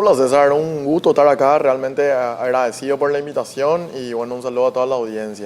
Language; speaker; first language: Spanish; native; Spanish